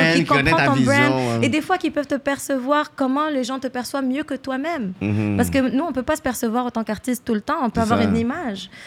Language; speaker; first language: French; non-native, local second language; Arabic